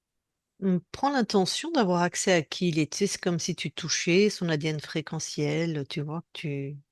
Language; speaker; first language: French; native; French